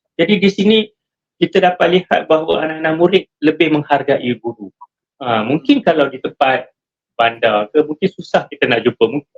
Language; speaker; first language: Malay; native; Malay